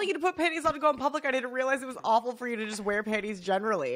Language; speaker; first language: English; native; English